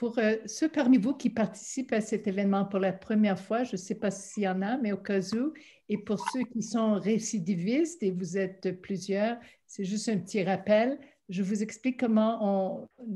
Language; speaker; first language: French; non-native, local second language; English